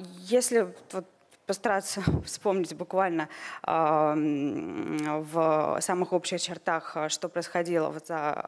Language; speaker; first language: Russian; native; Russian